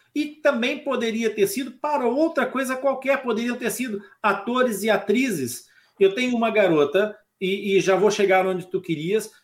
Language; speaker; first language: Portuguese; native; Portuguese